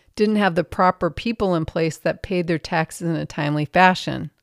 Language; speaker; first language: English; native; English